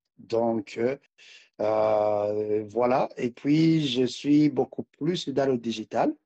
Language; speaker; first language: French; non-native, local second language; Rundi